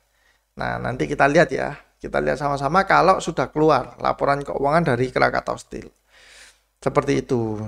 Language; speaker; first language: Indonesian; native; Indonesian